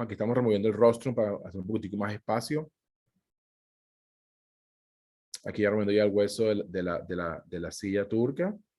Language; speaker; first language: Spanish; native; Spanish